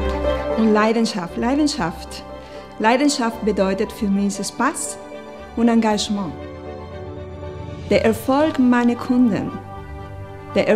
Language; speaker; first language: German; non-native, fluent; Spanish